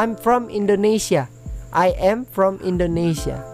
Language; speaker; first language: English; non-native, learner; Indonesian